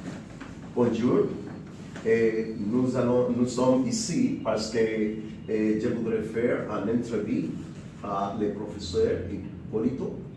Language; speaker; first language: French; non-native, learner; Spanish